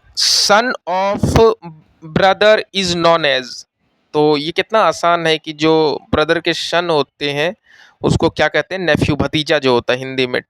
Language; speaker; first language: Hindi; native; Hindi